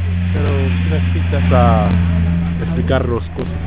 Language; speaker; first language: Spanish; non-native, learner; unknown